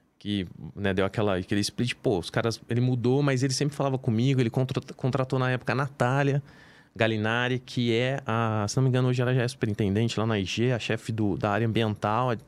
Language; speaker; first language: Portuguese; native; Portuguese